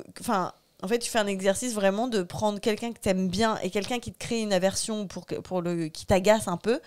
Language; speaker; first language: French; native; French